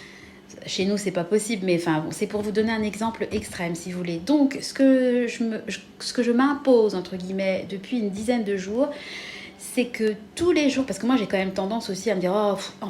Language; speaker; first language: French; native; French